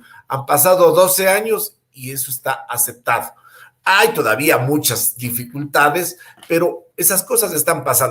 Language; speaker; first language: Spanish; native; Spanish